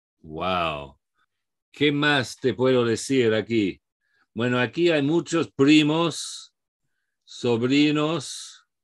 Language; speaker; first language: Spanish; non-native, fluent; English